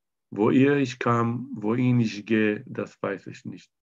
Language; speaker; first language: German; non-native, learner; Hebrew